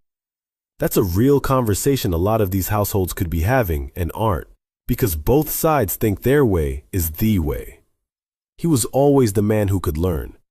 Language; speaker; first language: English; native; English